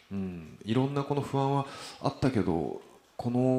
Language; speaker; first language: Japanese; native; Japanese